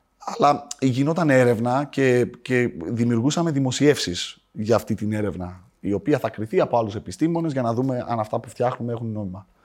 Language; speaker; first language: Greek; native; Greek